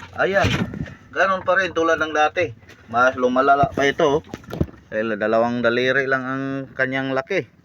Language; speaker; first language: Filipino; non-native, local second language; Cebuano